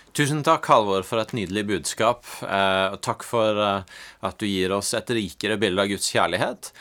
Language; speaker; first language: Norwegian; native; Norwegian